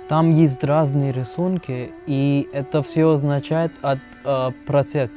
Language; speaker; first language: Russian; non-native, learner; Hindi